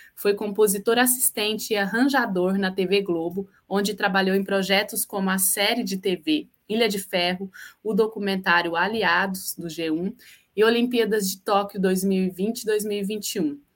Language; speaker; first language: Portuguese; native; Portuguese